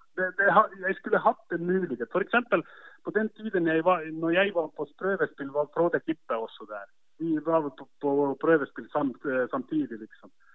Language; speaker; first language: Norwegian; non-native, fluent; Estonian